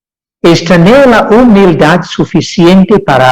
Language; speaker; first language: Spanish; non-native, fluent; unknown